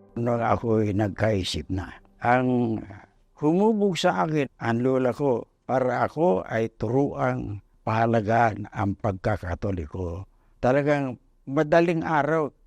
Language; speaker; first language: Filipino; non-native, local second language; Pangasinan